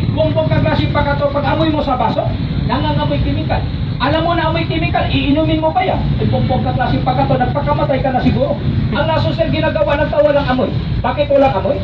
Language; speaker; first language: Filipino; non-native, local second language; Cebuano